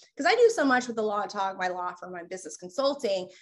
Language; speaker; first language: English; native; English